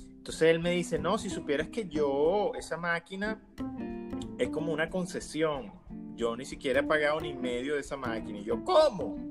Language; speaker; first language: Spanish; native; Spanish